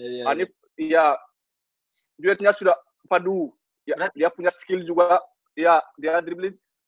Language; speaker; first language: Indonesian; non-native, learner; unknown